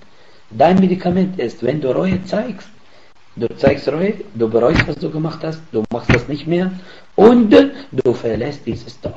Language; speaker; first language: German; non-native, fluent; Arabic